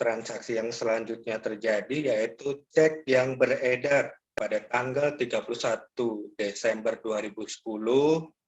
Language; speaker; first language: Indonesian; native; Indonesian